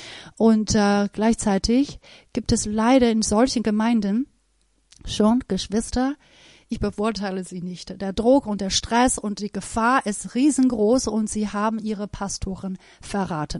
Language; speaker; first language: German; non-native, fluent; Persian